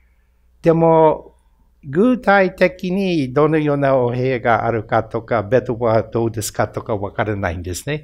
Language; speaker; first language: Japanese; non-native, fluent; English